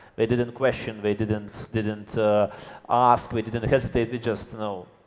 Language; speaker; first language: English; non-native, fluent; Lithuanian